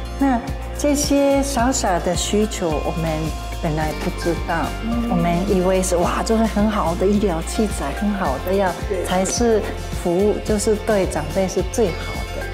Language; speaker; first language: Chinese; non-native, fluent; Japanese